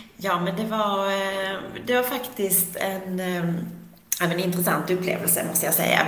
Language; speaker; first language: Swedish; native; Swedish